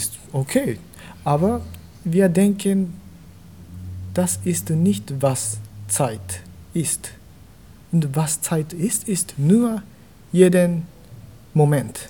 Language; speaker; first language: German; non-native, learner; Japanese